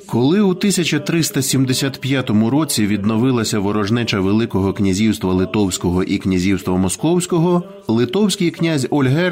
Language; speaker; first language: Ukrainian; native; Ukrainian